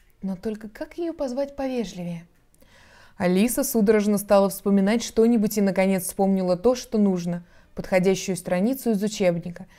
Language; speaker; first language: Russian; native; Russian